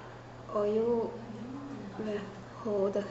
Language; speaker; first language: English; non-native, learner; Indonesian